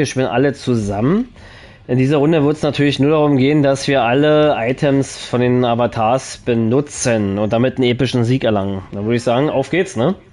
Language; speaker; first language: German; native; German